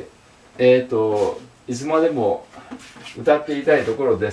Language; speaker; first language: Japanese; native; Japanese